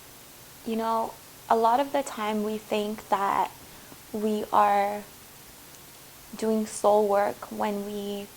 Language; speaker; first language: English; native; English